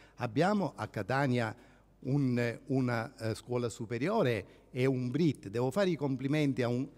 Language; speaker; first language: Italian; native; Italian